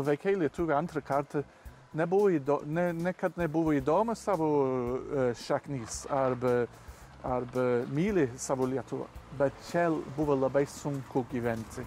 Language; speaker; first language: Lithuanian; non-native, learner; English